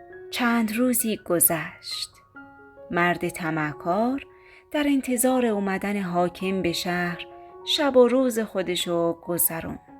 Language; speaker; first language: Persian; native; Persian